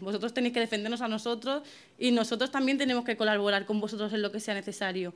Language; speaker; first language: Spanish; native; Spanish